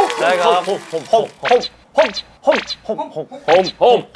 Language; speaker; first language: Japanese; non-native, fluent; Thai